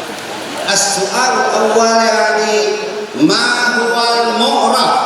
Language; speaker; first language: Arabic; non-native, fluent; Indonesian